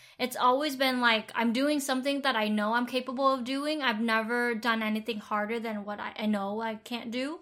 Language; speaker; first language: English; early bilingual, other home language; Vietnamese